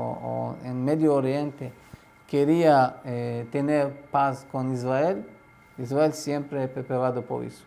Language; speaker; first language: Spanish; non-native, learner; Arabic